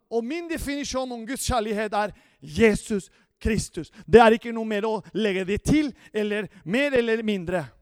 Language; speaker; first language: Norwegian; non-native, fluent; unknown